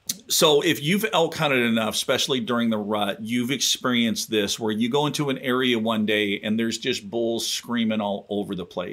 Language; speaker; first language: English; native; English